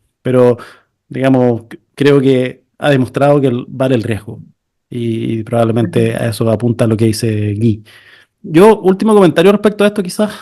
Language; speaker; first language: Spanish; native; Spanish